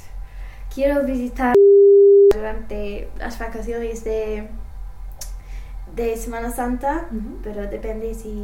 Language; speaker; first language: Spanish; non-native, learner; English